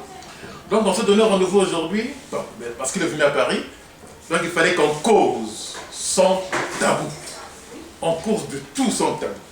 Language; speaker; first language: French; non-native, local second language; Lingala